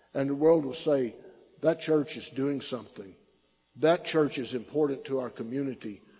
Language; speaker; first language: English; native; English